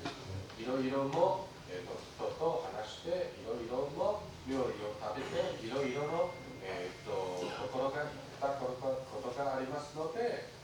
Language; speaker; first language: Japanese; non-native, learner; Chinese